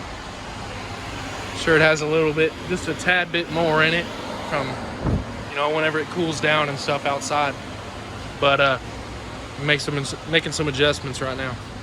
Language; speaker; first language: English; native; English